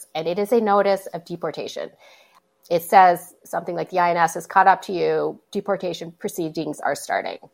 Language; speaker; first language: English; native; English